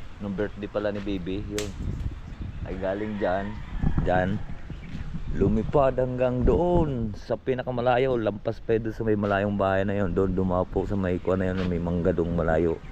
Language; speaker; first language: Filipino; native; Filipino